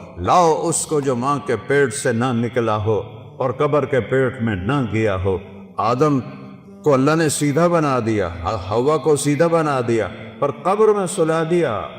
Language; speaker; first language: Urdu; non-native, local second language; Saraiki